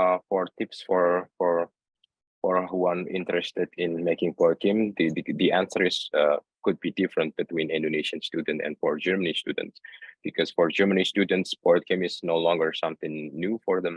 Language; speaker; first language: English; non-native, learner; Indonesian